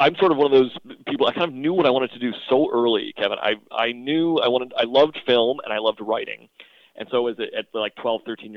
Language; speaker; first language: English; native; English